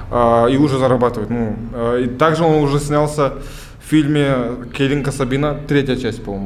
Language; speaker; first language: Russian; native; Russian